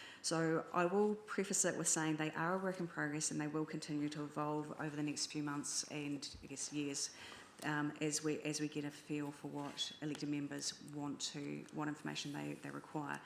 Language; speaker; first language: English; native; English